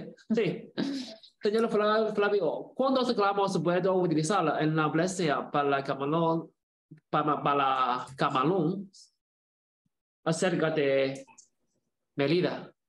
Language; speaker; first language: Spanish; non-native, learner; Chinese